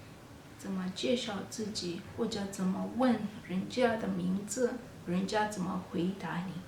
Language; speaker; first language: Chinese; non-native, fluent; Kalenjin